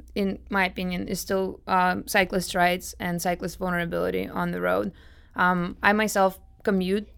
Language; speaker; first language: English; non-native, fluent; Russian